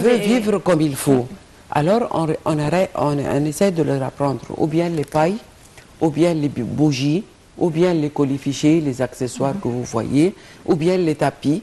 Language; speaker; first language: French; non-native, fluent; Arabic